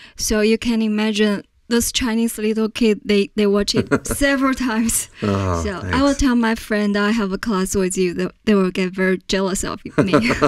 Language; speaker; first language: English; non-native, fluent; Chinese